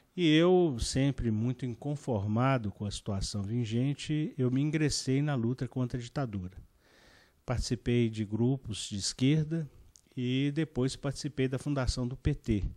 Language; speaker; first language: Portuguese; native; Portuguese